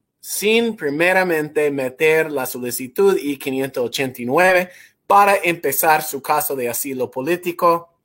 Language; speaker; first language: Spanish; non-native, fluent; English